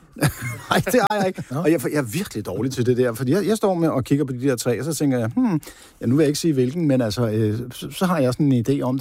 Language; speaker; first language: Danish; native; Danish